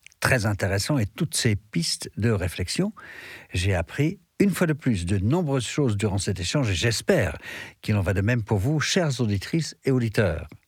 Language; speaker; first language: French; native; French